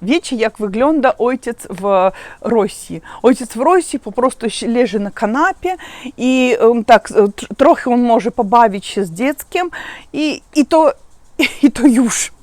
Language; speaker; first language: Polish; non-native, learner; Russian